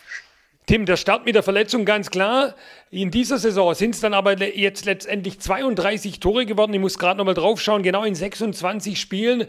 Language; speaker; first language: German; native; German